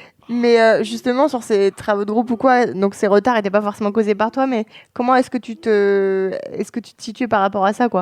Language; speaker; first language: French; native; French